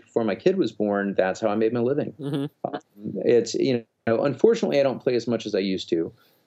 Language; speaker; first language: English; native; English